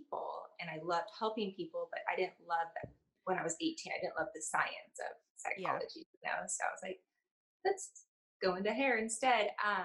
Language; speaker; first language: English; native; English